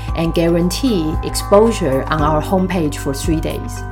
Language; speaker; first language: English; non-native, fluent; Chinese